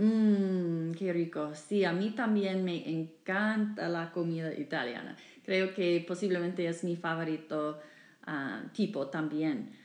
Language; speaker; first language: Spanish; non-native, fluent; English